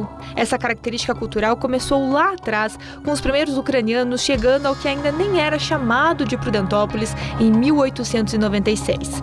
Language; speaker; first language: Portuguese; native; Portuguese